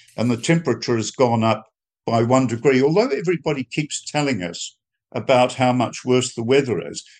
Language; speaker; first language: English; native; English